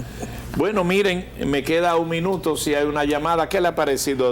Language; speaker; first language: Spanish; native; Spanish